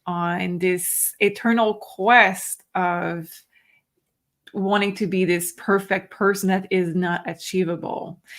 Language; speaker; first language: English; non-native, fluent; French